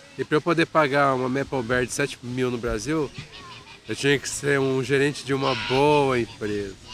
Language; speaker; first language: Portuguese; native; Portuguese